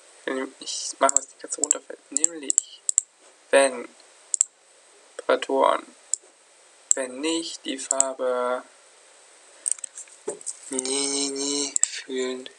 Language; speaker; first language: German; native; German